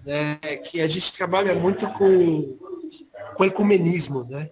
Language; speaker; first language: Portuguese; non-native, fluent; Spanish